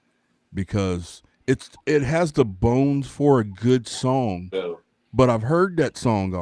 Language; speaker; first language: English; native; English